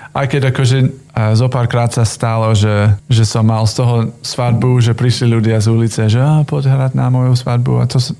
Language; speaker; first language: Slovak; non-native, fluent; English